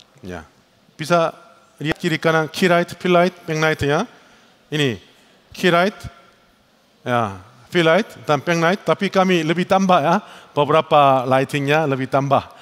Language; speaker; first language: Indonesian; non-native, learner; Korean